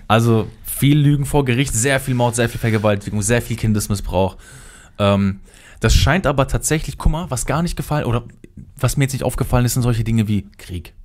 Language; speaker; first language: German; early bilingual, other home language; Kurdish